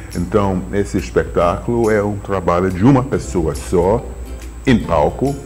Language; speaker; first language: Portuguese; non-native, fluent; English